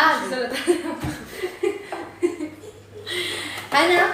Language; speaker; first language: Arabic; native; Arabic